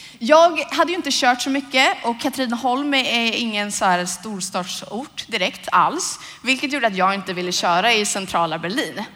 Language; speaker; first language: Swedish; native; Swedish